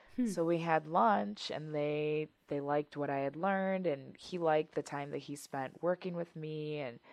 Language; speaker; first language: English; native; English